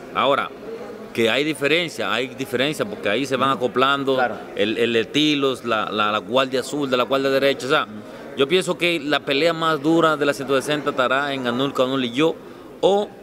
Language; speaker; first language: Spanish; native; Spanish